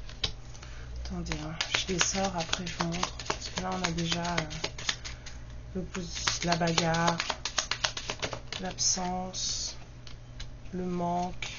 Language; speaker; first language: French; native; French